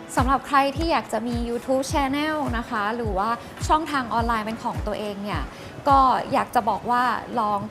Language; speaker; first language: Thai; native; Thai